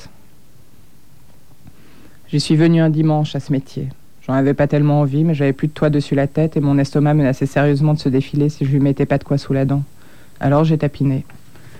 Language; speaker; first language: French; native; French